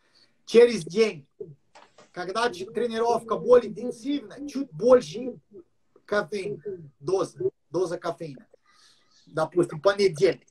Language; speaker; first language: Russian; non-native, learner; English